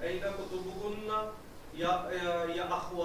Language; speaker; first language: Arabic; non-native, learner; Urdu